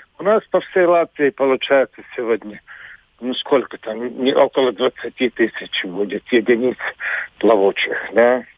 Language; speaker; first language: Russian; non-native, local second language; Latvian